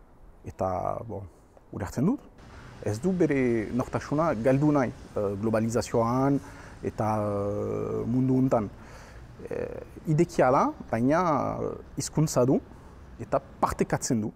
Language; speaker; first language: Basque; non-native, local second language; French